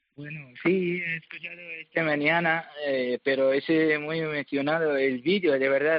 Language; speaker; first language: Spanish; non-native, learner; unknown